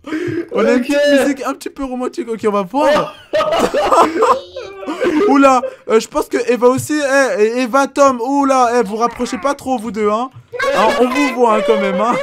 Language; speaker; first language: French; native; French